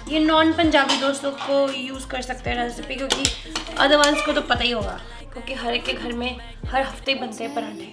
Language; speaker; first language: Hindi; native; Hindi